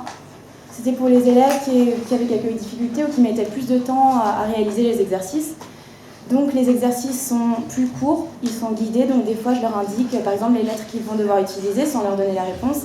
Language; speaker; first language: French; native; French